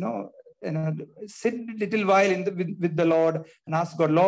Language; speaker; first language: English; non-native, local second language; Malayalam